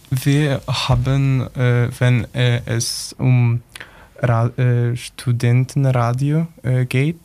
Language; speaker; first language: German; non-native, learner; Polish